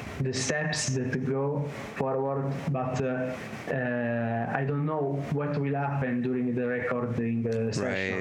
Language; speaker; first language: English; non-native, learner; Italian